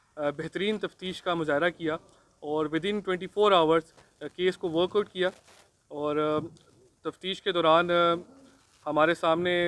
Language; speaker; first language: Urdu; non-native, local second language; Pashto